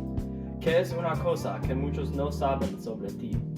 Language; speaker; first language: Spanish; non-native, learner; English